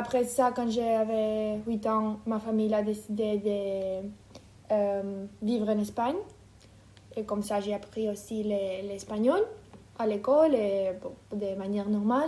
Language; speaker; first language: French; non-native, fluent; Ukrainian